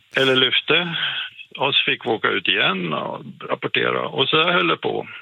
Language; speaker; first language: Swedish; native; Swedish